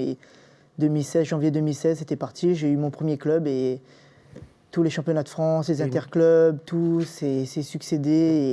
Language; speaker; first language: French; native; French